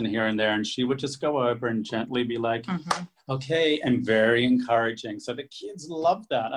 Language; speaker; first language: English; native; English